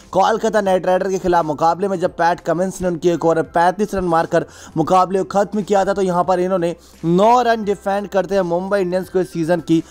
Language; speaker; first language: Hindi; native; Hindi